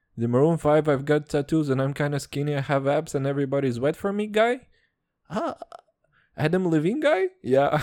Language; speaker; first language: English; non-native, fluent; Serbian